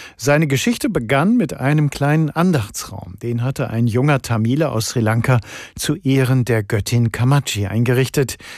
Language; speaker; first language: German; native; German